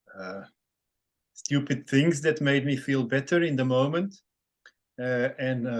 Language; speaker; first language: English; non-native, fluent; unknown